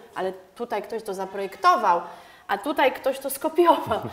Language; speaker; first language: Polish; native; Polish